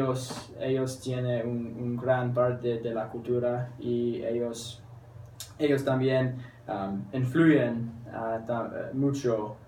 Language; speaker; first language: Spanish; non-native, learner; English